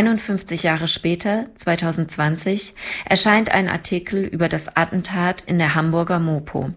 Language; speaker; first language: German; native; German